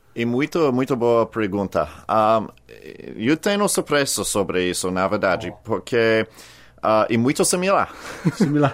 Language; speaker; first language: Portuguese; non-native, learner; English